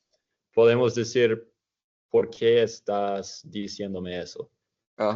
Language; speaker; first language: Spanish; non-native, fluent; English